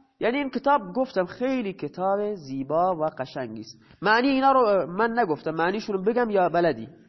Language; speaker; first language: Persian; non-native, local second language; Baluchi